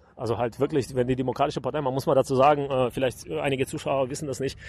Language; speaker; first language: German; non-native, fluent; Russian